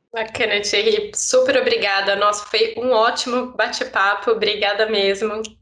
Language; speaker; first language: Portuguese; native; Portuguese